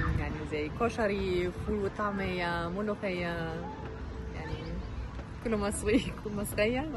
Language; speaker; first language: Arabic; non-native, learner; German